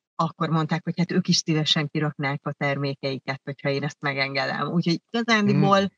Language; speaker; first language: Hungarian; early bilingual, other home language; German